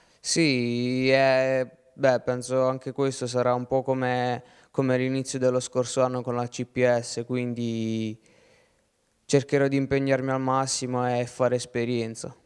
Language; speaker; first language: Italian; native; Italian